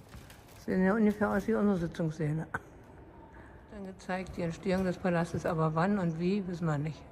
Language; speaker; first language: German; native; German